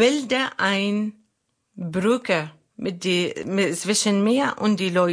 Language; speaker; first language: German; non-native, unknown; Arabic